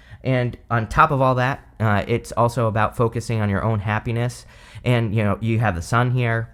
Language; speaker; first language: English; native; English